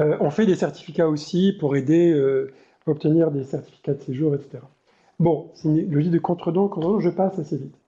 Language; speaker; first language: French; native; French